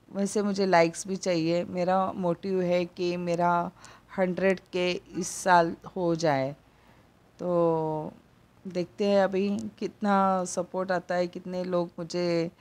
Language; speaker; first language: Hindi; non-native, local second language; Marathi